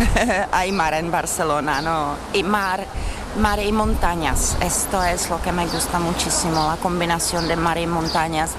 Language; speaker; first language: Spanish; non-native, fluent; Czech